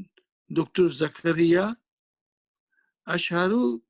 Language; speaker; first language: Arabic; non-native, fluent; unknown